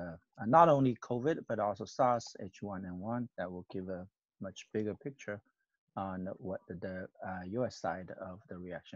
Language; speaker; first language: English; non-native, fluent; Chinese